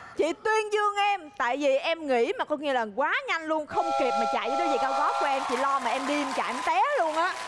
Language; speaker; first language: Vietnamese; native; Vietnamese